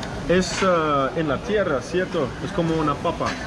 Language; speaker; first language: Spanish; non-native, learner; English